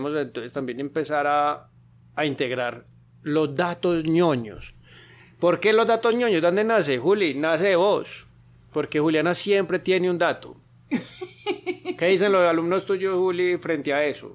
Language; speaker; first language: Spanish; native; Spanish